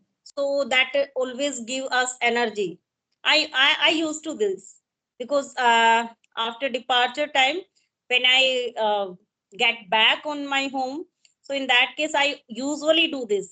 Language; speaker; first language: English; non-native, local second language; Hindi